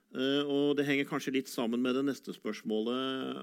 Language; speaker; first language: Norwegian; native; Norwegian